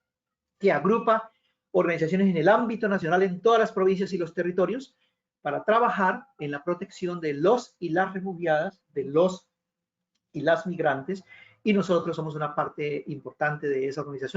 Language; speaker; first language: Spanish; native; Spanish